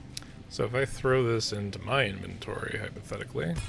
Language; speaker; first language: English; native; English